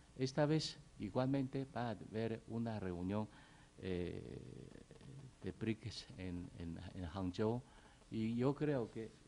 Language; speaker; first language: Spanish; non-native, fluent; Chinese